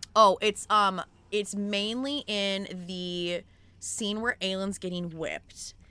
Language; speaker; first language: English; native; English